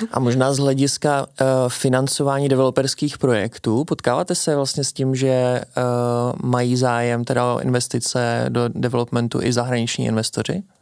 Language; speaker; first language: Czech; native; Czech